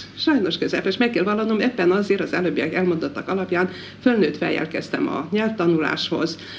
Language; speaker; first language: Hungarian; native; Hungarian